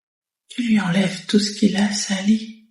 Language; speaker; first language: French; native; French